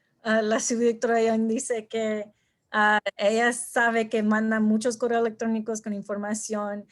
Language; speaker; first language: Spanish; early bilingual, heritage; Spanish